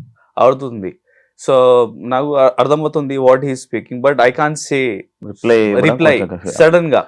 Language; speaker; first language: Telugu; non-native, learner; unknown